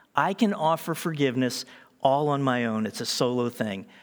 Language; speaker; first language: English; native; English